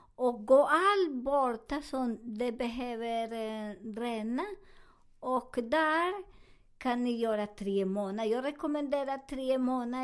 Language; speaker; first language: Swedish; non-native, learner; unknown